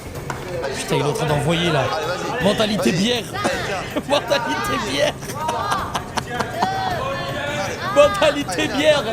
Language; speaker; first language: French; native; French